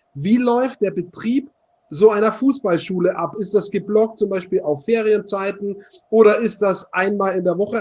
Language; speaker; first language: German; native; German